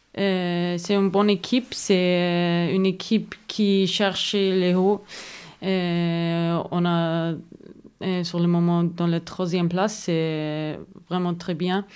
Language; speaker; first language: French; non-native, learner; German